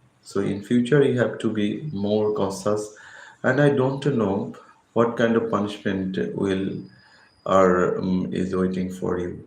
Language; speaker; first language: English; non-native, local second language; Bangla